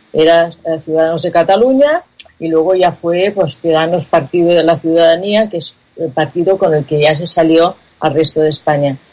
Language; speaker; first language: Spanish; non-native, local second language; Catalan